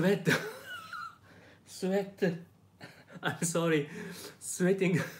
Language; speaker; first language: English; non-native, learner; Japanese